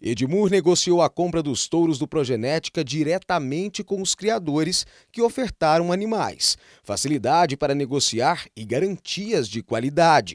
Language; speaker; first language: Portuguese; native; Portuguese